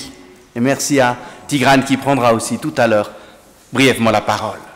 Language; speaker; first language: French; native; French